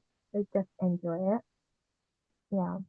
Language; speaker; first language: English; non-native, learner; Japanese